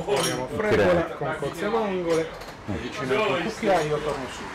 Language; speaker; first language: Italian; native; Italian